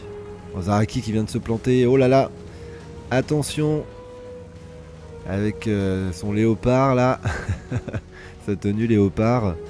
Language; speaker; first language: French; native; French